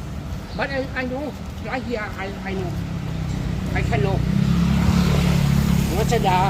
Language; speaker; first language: English; non-native, learner; Thai